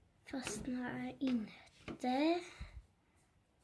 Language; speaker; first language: Swedish; early bilingual, other home language; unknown